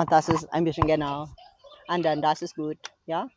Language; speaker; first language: German; non-native, learner; Cebuano